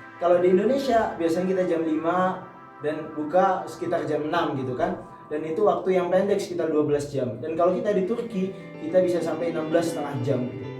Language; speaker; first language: Indonesian; native; Indonesian